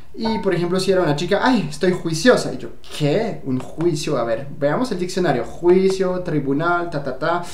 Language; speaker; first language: Spanish; non-native, fluent; French